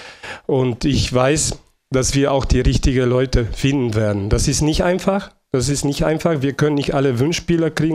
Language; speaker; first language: German; non-native, fluent; Bulgarian